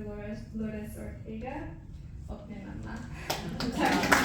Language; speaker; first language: Swedish; early bilingual, heritage; English